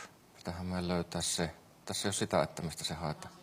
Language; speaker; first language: Finnish; native; Finnish